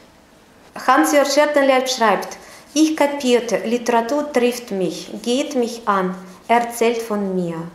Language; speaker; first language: German; non-native, fluent; Russian